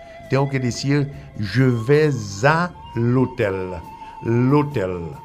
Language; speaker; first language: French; non-native, fluent; Spanish